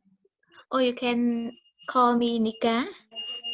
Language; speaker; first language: English; non-native, learner; Khmer